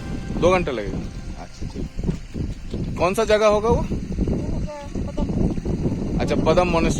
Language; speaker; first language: Hindi; non-native, local second language; Bangla